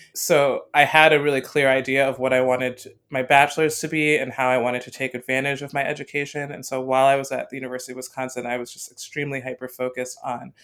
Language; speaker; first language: English; native; English